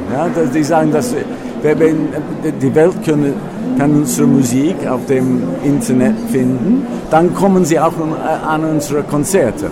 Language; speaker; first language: German; non-native, fluent; English